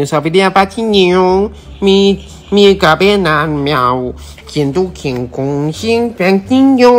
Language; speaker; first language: Portuguese; non-native, learner; Chinese